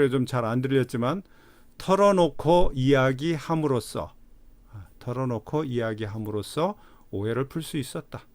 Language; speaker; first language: Korean; native; Korean